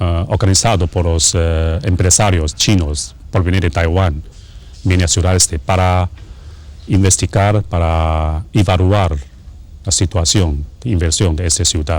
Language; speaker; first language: Spanish; non-native, fluent; Chinese